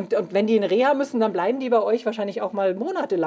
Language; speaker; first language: German; native; German